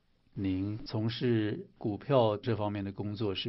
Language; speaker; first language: Chinese; native; Chinese